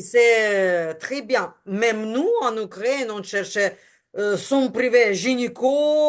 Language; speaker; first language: French; non-native, learner; Ukrainian